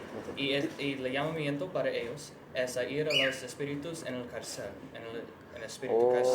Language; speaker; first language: Spanish; non-native, learner; English